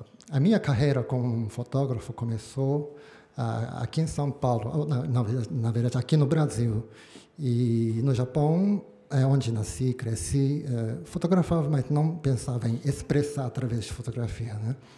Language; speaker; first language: Portuguese; non-native, fluent; Japanese